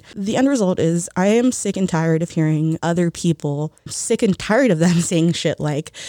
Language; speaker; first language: English; early bilingual, other home language; Spanish